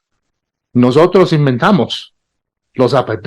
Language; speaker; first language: Spanish; non-native, fluent; English